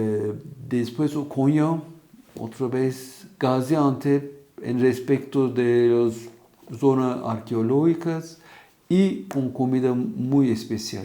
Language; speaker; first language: Spanish; non-native, fluent; Turkish